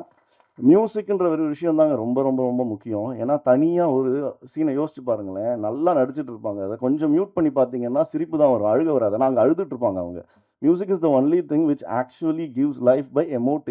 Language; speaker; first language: Tamil; native; Tamil